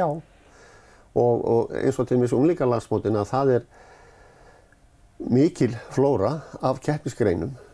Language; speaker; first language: Icelandic; native; Icelandic